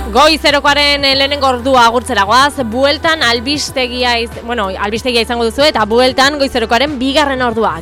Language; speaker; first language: Basque; native; Basque